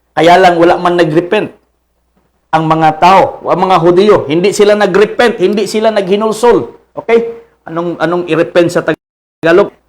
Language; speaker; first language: Filipino; non-native, local second language; Cebuano